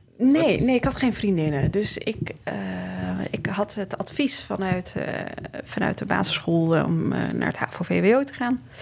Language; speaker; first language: Dutch; early bilingual, other home language; Riffian